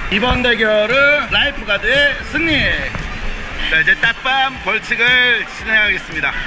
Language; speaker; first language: Korean; native; Korean